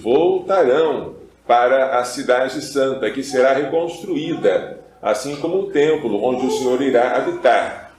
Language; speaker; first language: Portuguese; native; Portuguese